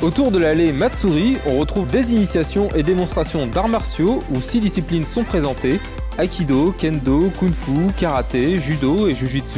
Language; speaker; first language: French; native; French